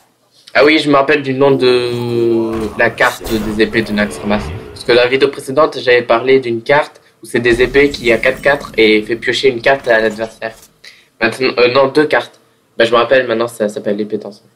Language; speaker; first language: French; native; French